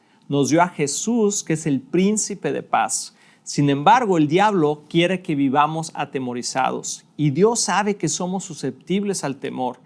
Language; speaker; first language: Spanish; native; Spanish